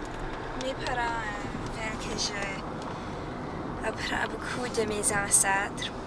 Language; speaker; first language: French; early bilingual, heritage; French